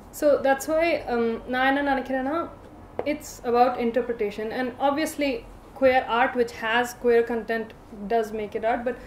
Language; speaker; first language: English; early bilingual, other home language; Tamil